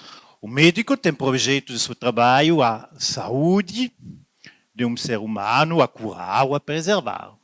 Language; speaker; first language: Portuguese; non-native, learner; French